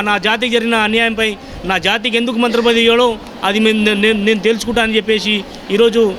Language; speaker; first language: Telugu; non-native, local second language; Lambadi